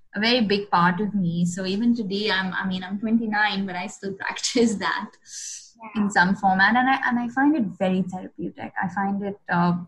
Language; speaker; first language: English; non-native, local second language; Hindi